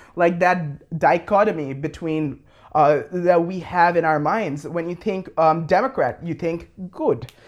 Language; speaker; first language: English; non-native, local second language; Bangla